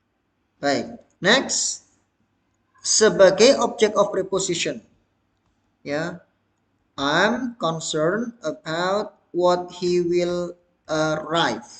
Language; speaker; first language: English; non-native, fluent; Indonesian